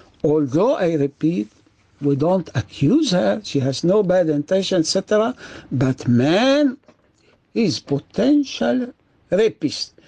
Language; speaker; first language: English; non-native, fluent; Arabic